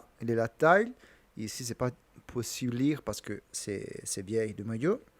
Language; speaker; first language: French; non-native, learner; Italian